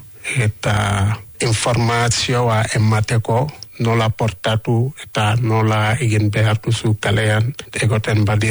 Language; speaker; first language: Basque; non-native, learner; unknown